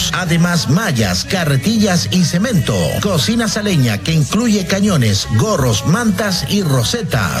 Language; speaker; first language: Spanish; native; Spanish